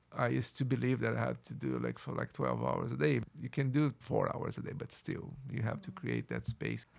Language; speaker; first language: English; non-native, fluent; Portuguese